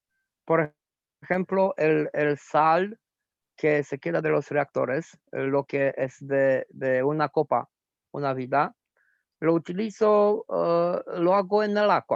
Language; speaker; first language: Spanish; non-native, fluent; Romanian